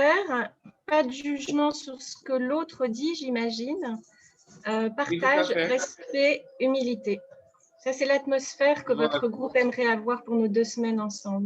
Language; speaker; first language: French; native; French